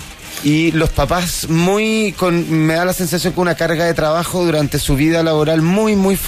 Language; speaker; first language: Spanish; native; Spanish